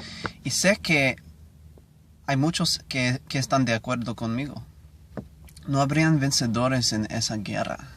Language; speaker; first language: Spanish; non-native, learner; English